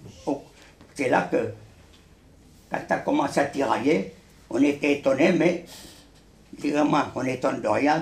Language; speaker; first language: French; early bilingual, other home language; Spanish